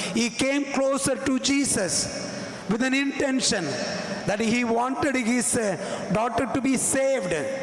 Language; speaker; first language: English; non-native, local second language; Tamil